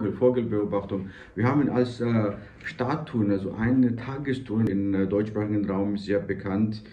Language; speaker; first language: German; non-native, fluent; Georgian